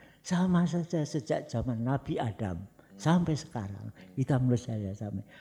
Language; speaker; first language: Indonesian; non-native, local second language; Javanese